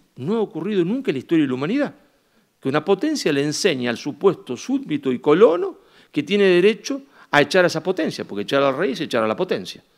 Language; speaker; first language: Spanish; native; Spanish